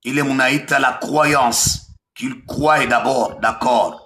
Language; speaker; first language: French; non-native, local second language; Swahili